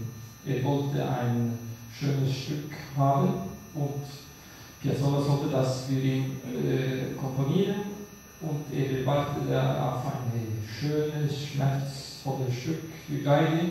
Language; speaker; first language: German; non-native, fluent; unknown